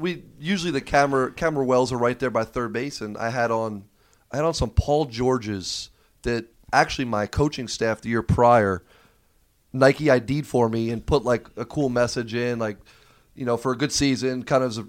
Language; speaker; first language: English; native; English